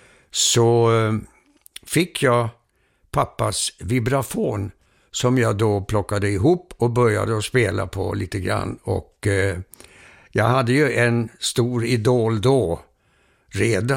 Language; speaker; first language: Swedish; early bilingual, heritage; Swedish